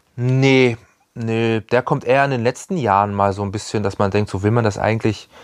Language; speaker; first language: German; native; German